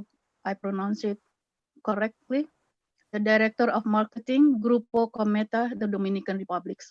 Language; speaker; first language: English; non-native, fluent; Indonesian